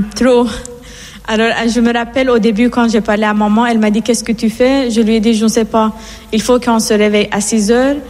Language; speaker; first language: French; non-native, fluent; Persian